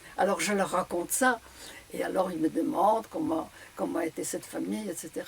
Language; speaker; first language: French; early bilingual, other home language; Polish